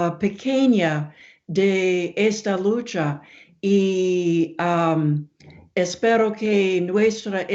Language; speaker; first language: Spanish; non-native, learner; English